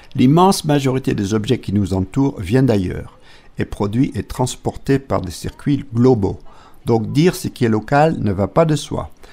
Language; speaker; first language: French; native; French